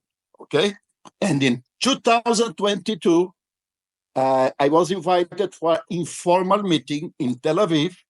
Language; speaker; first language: English; non-native, fluent; Portuguese